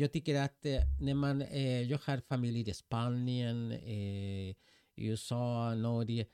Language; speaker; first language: Swedish; non-native, fluent; Spanish